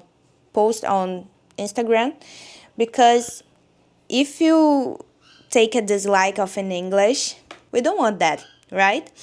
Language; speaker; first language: English; non-native, learner; Portuguese